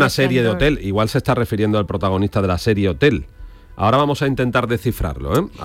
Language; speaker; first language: Spanish; native; Spanish